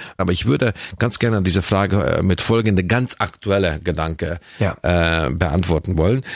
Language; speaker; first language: German; non-native, fluent; Hungarian